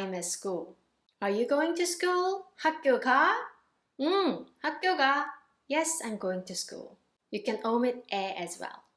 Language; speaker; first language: English; non-native, fluent; Korean